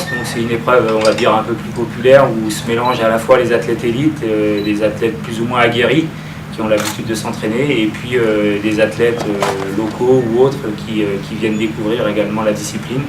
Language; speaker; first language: French; native; French